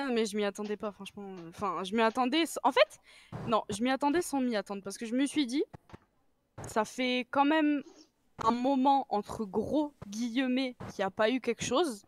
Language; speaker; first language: French; native; French